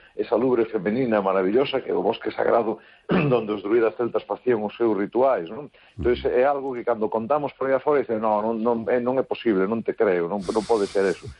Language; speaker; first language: Galician; native; Galician